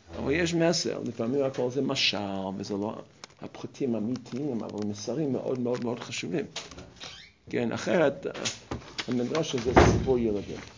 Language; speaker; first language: Hebrew; non-native, fluent; English